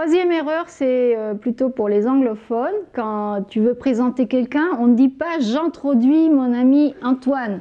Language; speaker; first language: French; native; French